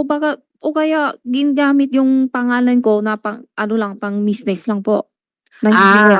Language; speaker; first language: Filipino; non-native, learner; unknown